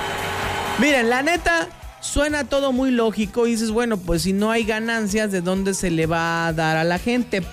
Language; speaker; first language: Spanish; native; Spanish